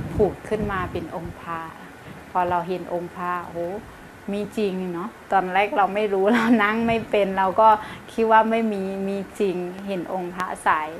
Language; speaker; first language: Thai; non-native, fluent; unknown